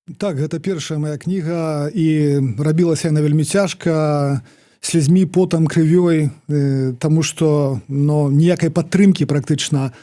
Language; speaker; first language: Belarusian; non-native, local second language; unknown